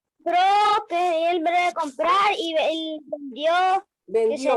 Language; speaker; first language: Spanish; native; Spanish